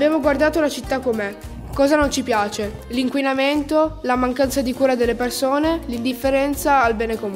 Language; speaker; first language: Italian; native; Italian